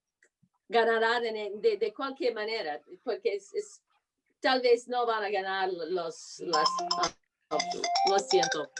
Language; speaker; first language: Spanish; non-native, fluent; English